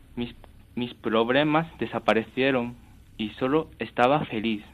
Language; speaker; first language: Spanish; non-native, fluent; Japanese